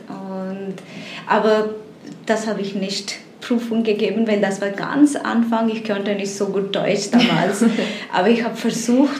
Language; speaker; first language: German; non-native, fluent; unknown